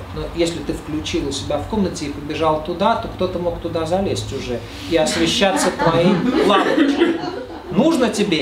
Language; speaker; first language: Russian; native; Russian